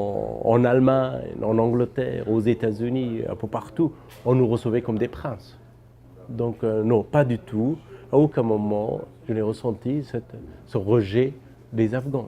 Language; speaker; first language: French; non-native, fluent; Persian